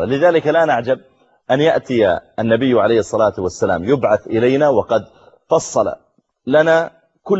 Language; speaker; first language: Arabic; native; Arabic